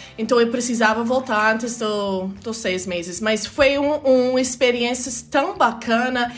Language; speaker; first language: Portuguese; non-native, fluent; English